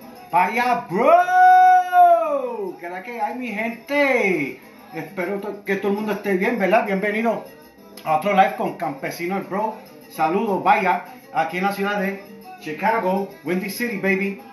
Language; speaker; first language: Spanish; early bilingual, heritage; Spanish